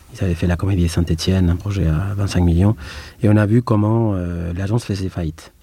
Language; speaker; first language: French; non-native, fluent; Spanish